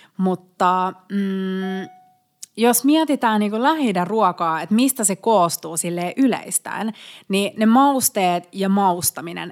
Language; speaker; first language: Finnish; native; Finnish